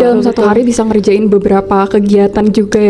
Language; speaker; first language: Indonesian; native; Indonesian